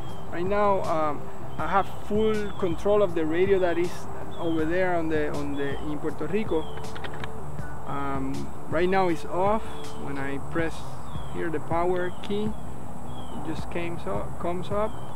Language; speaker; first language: English; non-native, local second language; Spanish